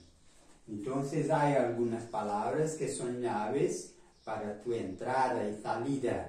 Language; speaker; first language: Spanish; non-native, fluent; Portuguese